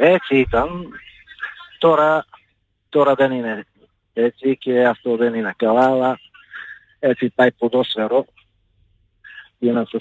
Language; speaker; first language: Greek; non-native, fluent; Bulgarian